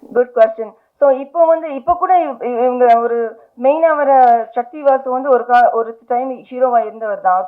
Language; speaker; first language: Tamil; early bilingual, heritage; Tamil